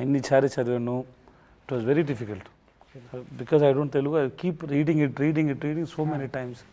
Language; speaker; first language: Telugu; non-native, learner; Tamil